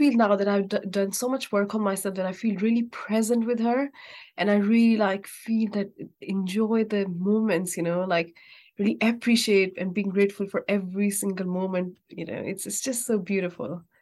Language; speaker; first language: English; non-native, local second language; Urdu